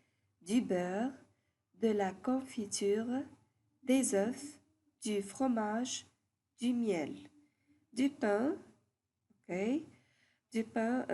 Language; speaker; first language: French; non-native, fluent; Arabic